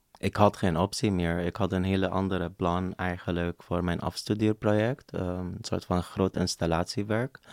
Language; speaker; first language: Dutch; non-native, fluent; Arabic